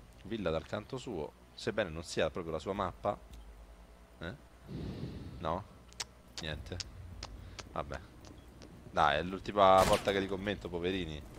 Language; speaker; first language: Italian; native; Italian